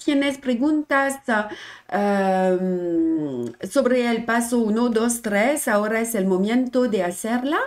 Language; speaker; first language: Spanish; non-native, learner; French